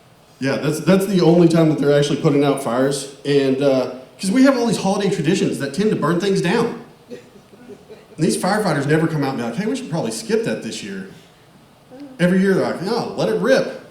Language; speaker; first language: English; native; English